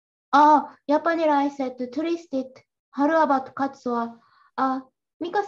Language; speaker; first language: Finnish; non-native, learner; Japanese